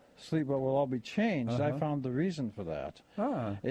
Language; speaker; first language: English; native; English